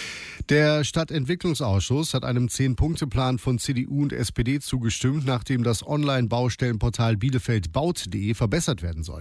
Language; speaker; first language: German; native; German